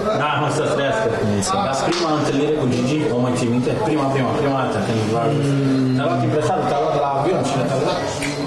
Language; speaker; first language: Romanian; native; Romanian